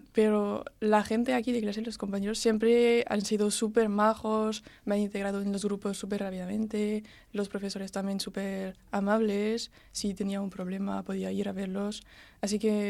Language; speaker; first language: Spanish; early bilingual, heritage; French